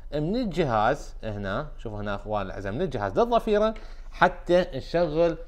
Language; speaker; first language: Arabic; native; Arabic